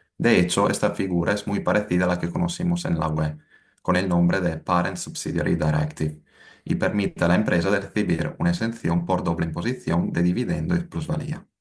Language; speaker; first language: Spanish; non-native, fluent; Italian